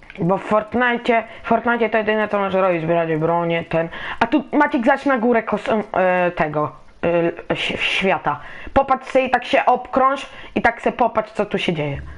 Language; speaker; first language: Polish; native; Polish